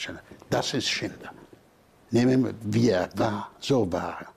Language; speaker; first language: German; non-native, fluent; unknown